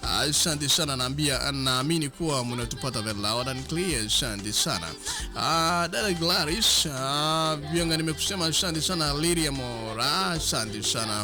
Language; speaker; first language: Swahili; non-native, local second language; Gusii